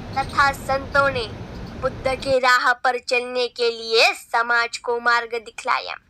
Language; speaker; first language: Hindi; non-native, local second language; Marathi